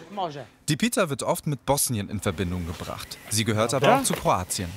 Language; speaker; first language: German; early bilingual, other home language; Croatian